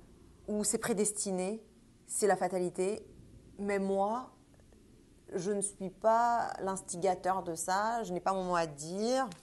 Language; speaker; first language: French; native; French